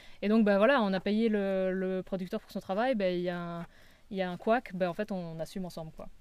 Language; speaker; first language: French; native; French